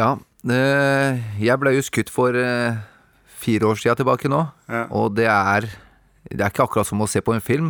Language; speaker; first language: Norwegian; native; Norwegian